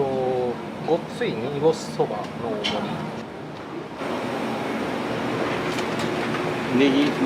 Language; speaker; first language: Japanese; native; Japanese